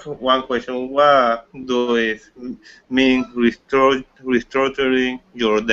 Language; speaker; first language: English; non-native, learner; Spanish